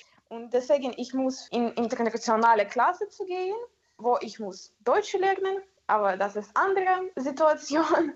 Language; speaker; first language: German; non-native, learner; Ukrainian